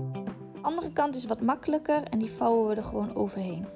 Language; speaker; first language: Dutch; native; Dutch